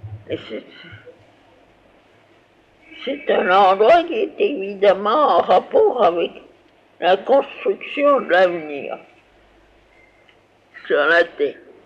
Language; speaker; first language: French; native; French